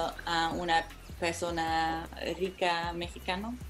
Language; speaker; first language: Spanish; non-native, fluent; German